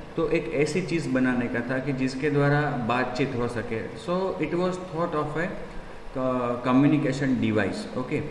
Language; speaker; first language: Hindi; non-native, local second language; Gujarati